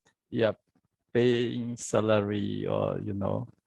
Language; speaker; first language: English; non-native, learner; Burmese